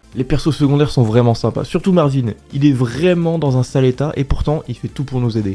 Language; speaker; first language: French; native; French